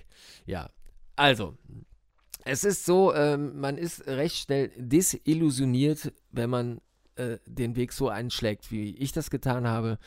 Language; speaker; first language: German; native; German